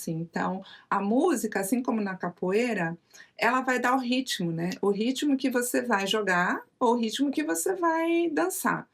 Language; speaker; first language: Portuguese; native; Portuguese